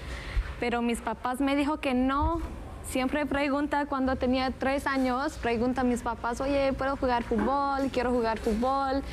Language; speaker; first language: Spanish; early bilingual, heritage; English